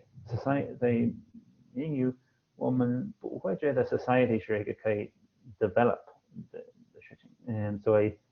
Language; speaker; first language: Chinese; non-native, fluent; English